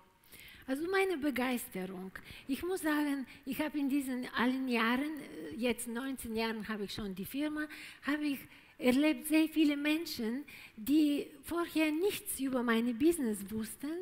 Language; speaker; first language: German; non-native, fluent; Bulgarian